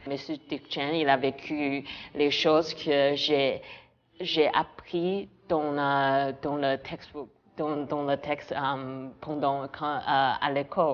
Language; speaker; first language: French; non-native, fluent; Chinese